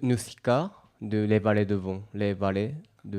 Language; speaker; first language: French; non-native, learner; Japanese